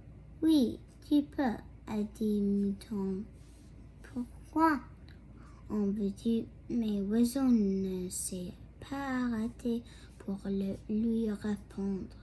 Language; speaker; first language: French; non-native, local second language; English